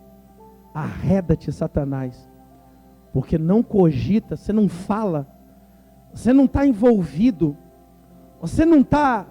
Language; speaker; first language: Portuguese; native; Portuguese